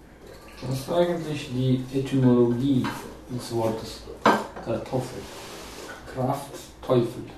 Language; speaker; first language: German; non-native, fluent; Russian